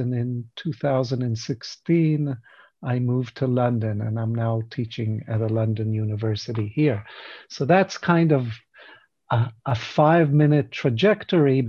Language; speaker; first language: English; non-native, fluent; Hebrew